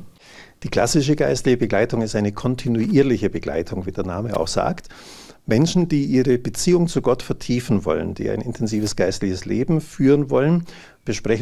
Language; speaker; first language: German; native; German